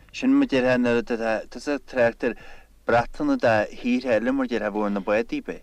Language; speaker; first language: Irish; native; Irish